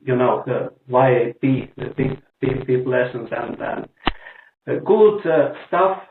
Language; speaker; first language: English; non-native, learner; Estonian